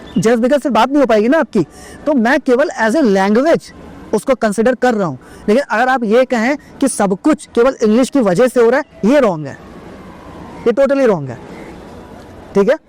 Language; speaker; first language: Hindi; native; Hindi